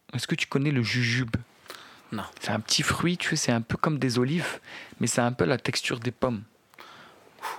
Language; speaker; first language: French; non-native, local second language; Arabic